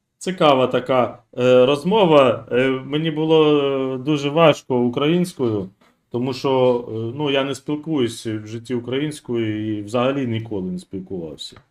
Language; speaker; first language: Ukrainian; non-native, local second language; Russian